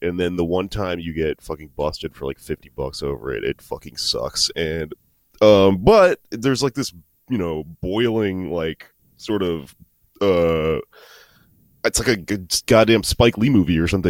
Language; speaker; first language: English; native; English